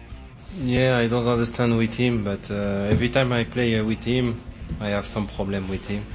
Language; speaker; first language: English; non-native, learner; French